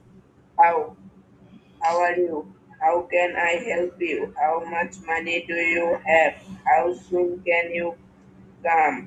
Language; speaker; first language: English; non-native, learner; Bangla